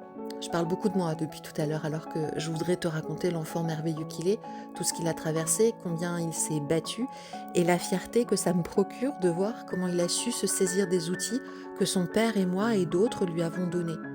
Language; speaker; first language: French; native; French